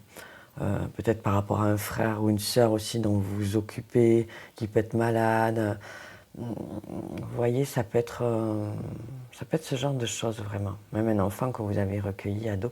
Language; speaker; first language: French; native; French